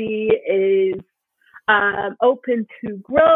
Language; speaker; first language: English; native; English